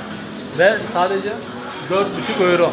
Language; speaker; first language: Turkish; early bilingual, heritage; Turkish